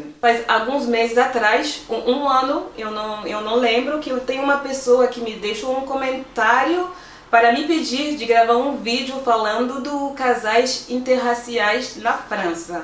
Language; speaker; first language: Portuguese; non-native, fluent; French